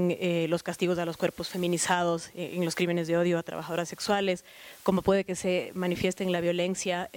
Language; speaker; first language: Spanish; native; Spanish